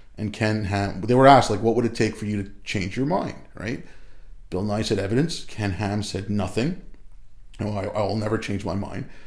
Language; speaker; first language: English; early bilingual, other home language; Urdu